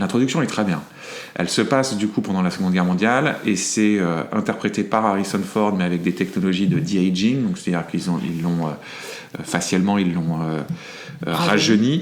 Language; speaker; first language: French; native; French